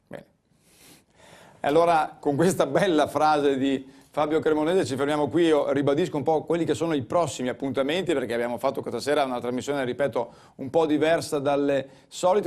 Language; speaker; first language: Italian; native; Italian